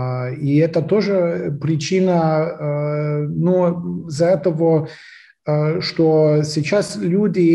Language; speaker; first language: Russian; non-native, fluent; German